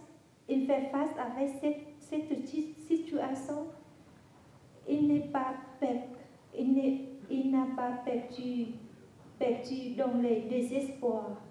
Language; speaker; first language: French; non-native, fluent; Vietnamese